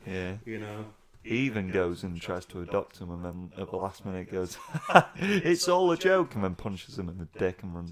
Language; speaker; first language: English; native; English